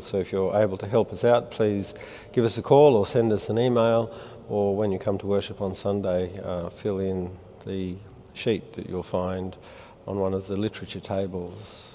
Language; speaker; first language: English; native; English